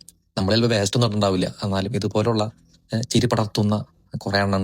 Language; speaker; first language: Malayalam; native; Malayalam